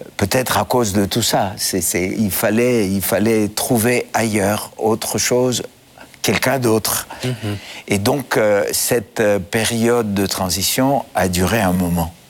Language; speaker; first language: French; non-native, fluent; Greek